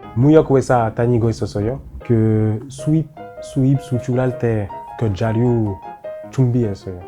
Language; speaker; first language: Korean; non-native, learner; French